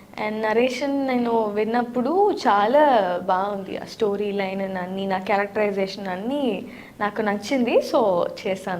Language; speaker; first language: Telugu; non-native, learner; Tamil